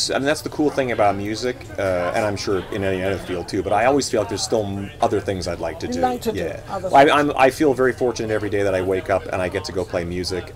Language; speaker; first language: English; native; English